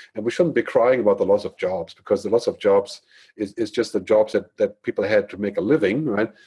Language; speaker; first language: English; non-native, fluent; German